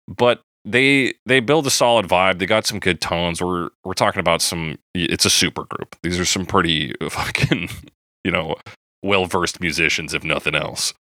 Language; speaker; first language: English; native; English